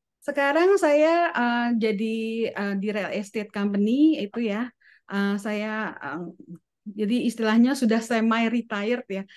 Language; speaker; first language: Indonesian; native; Indonesian